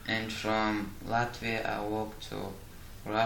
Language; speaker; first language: English; non-native, learner; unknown